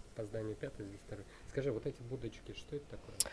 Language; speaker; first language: Russian; native; Russian